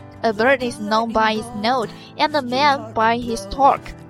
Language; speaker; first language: English; non-native, fluent; Chinese